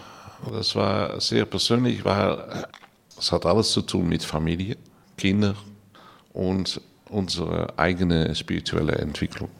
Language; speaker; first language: German; non-native, learner; Dutch